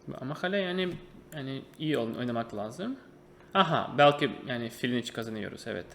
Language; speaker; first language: Turkish; non-native, fluent; Russian